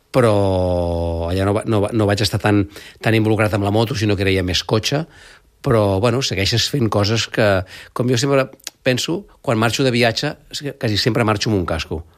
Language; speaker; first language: Catalan; native; Catalan